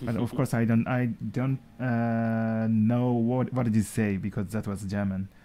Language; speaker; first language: English; non-native, learner; Japanese